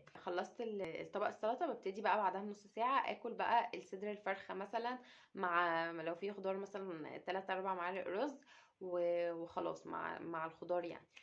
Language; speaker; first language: Arabic; native; Arabic